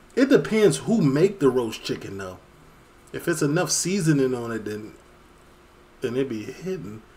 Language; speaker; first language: English; native; English